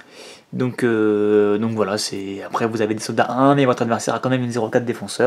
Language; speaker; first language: French; native; French